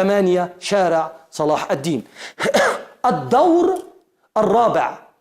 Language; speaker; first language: Arabic; non-native, fluent; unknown